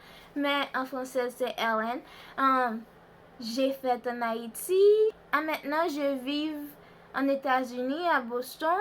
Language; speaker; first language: French; non-native, learner; Haitian Creole